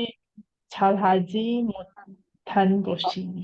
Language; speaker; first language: Korean; non-native, learner; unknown